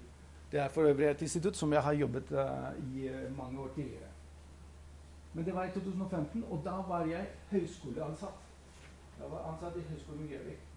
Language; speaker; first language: Norwegian; non-native, fluent; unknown